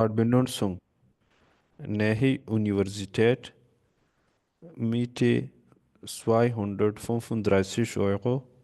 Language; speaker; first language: German; non-native, learner; Hindi